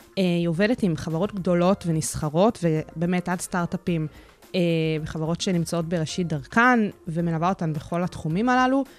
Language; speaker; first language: Hebrew; native; Hebrew